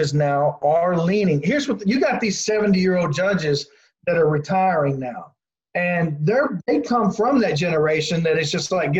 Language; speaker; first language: English; native; English